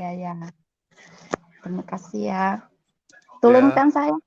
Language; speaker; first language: Indonesian; non-native, learner; Cantonese